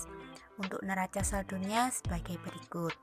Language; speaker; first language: Indonesian; native; Indonesian